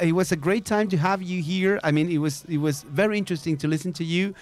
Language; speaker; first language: English; non-native, fluent; Spanish